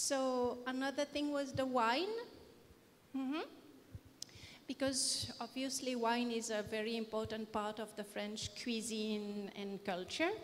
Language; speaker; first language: English; non-native, fluent; French